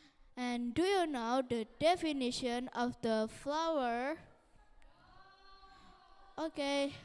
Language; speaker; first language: English; non-native, learner; Indonesian